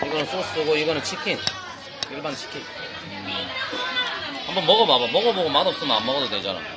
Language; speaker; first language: Korean; native; Korean